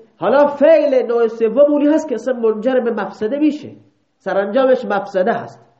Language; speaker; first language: Persian; non-native, local second language; Baluchi